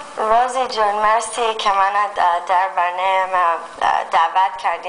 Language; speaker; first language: Persian; early bilingual, heritage; Persian